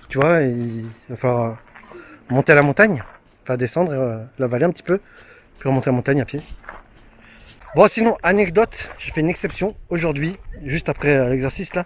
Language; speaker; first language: French; native; French